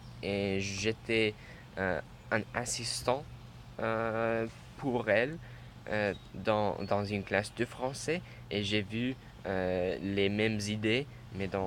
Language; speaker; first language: French; non-native, learner; English